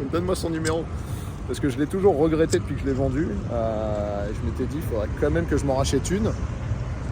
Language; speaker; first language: French; native; French